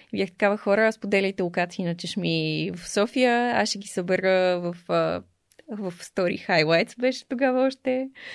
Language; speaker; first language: Bulgarian; native; Bulgarian